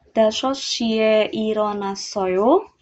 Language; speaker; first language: Korean; non-native, learner; English